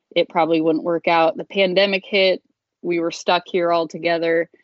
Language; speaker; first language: English; native; English